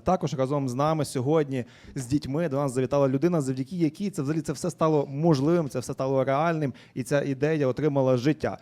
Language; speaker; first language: Ukrainian; native; Ukrainian